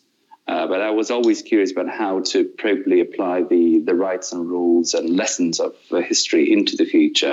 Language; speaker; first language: English; non-native, fluent; Russian